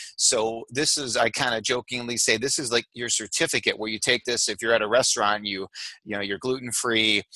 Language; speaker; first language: English; native; English